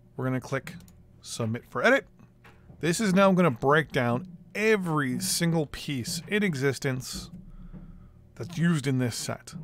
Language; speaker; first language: English; native; English